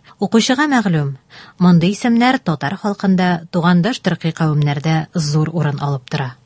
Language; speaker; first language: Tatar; native; Tatar